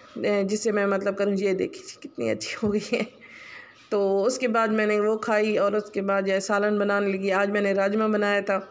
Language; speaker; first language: Urdu; non-native, local second language; Punjabi